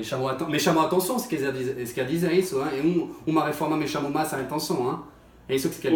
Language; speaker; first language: Portuguese; non-native, fluent; French